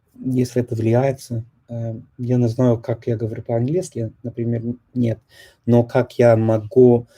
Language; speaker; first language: Russian; non-native, learner; English